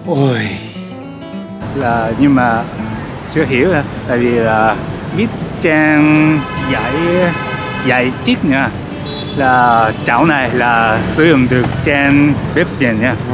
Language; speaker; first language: Vietnamese; non-native, learner; Japanese